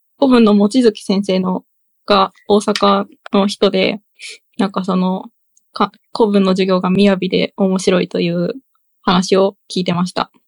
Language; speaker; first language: Japanese; native; Japanese